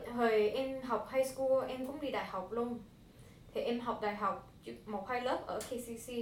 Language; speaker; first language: Vietnamese; early bilingual, heritage; Vietnamese